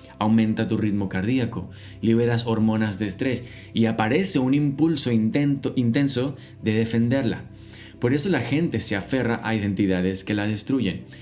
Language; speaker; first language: Spanish; native; Spanish